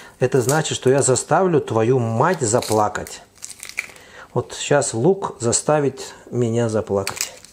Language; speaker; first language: Russian; non-native, fluent; Azerbaijani